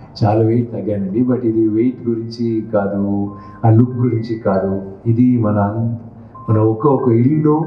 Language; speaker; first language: Telugu; non-native, learner; Tamil